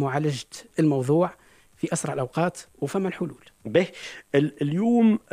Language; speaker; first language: Arabic; native; Arabic